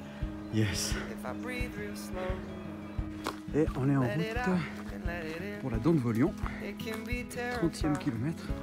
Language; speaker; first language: French; native; French